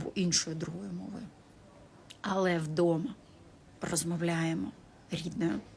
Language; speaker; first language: Ukrainian; non-native, local second language; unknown